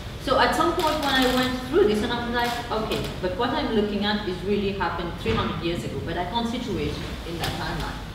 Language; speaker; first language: English; non-native, fluent; Morisyen